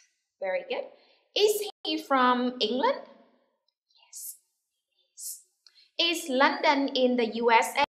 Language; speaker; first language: English; non-native, fluent; Vietnamese